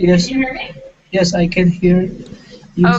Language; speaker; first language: English; non-native, learner; Indonesian